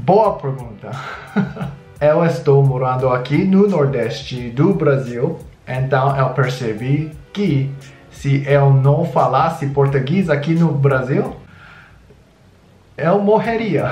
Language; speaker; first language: Portuguese; non-native, learner; English